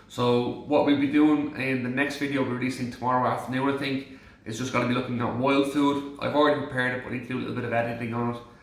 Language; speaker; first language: English; native; English